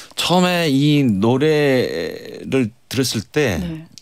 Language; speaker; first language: Korean; native; Korean